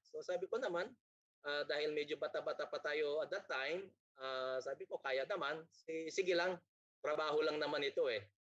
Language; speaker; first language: Filipino; non-native, local second language; Iloko